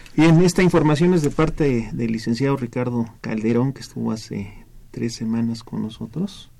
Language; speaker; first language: Spanish; native; Spanish